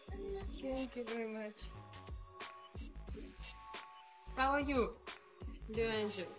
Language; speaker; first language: English; non-native, learner; Russian